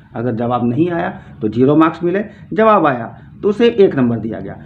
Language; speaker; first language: Hindi; native; Hindi